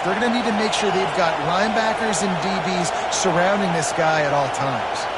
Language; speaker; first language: English; native; English